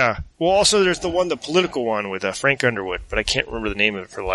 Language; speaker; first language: English; native; English